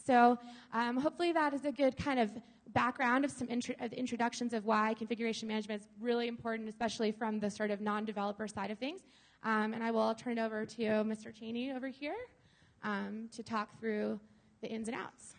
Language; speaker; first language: English; native; English